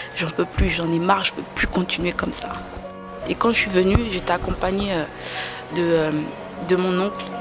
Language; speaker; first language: French; early bilingual, other home language; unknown